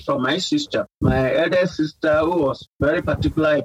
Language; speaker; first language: English; non-native, local second language; Yoruba